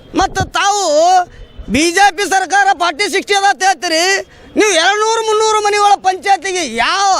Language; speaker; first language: Kannada; native; Kannada